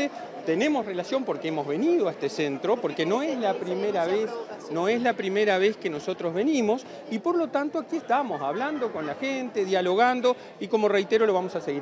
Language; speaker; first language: Spanish; native; Spanish